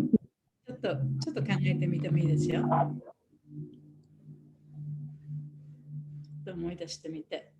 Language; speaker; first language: Japanese; native; Japanese